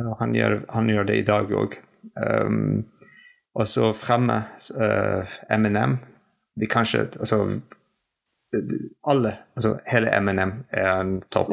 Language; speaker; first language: Norwegian; non-native, fluent; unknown